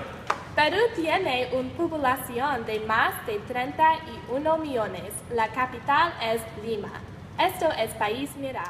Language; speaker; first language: Spanish; non-native, learner; English